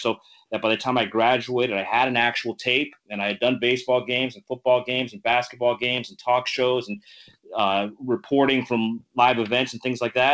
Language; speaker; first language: English; native; English